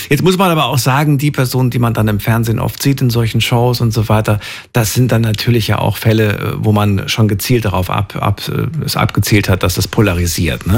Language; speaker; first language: German; native; German